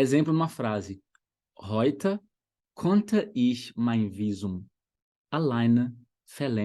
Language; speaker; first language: German; non-native, fluent; Portuguese